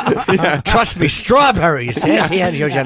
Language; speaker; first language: English; native; English